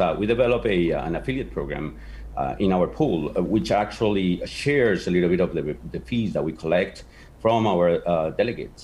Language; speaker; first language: English; non-native, fluent; Spanish